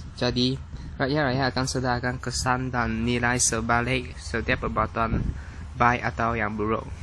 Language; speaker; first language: Malay; non-native, local second language; Chinese